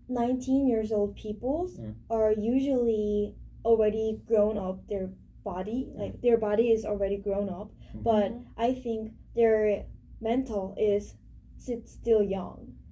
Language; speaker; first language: English; non-native, learner; Korean